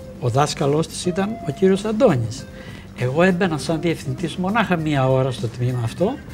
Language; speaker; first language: Greek; native; Greek